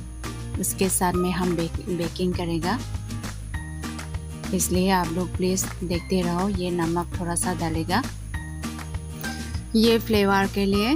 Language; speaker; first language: Hindi; non-native, local second language; Karbi